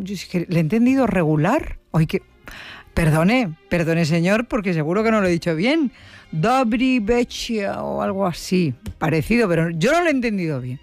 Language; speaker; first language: Spanish; native; Spanish